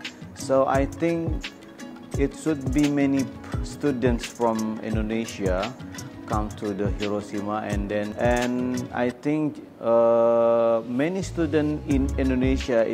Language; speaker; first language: English; non-native, learner; Indonesian